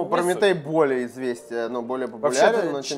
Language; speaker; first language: Russian; native; Russian